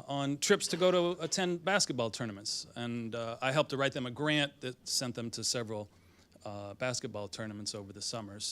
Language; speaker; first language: English; native; English